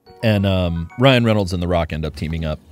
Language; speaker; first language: English; native; English